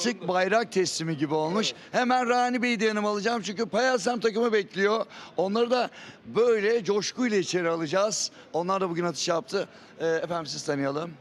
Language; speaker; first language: Turkish; native; Turkish